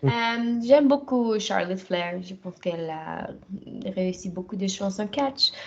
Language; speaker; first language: French; non-native, fluent; German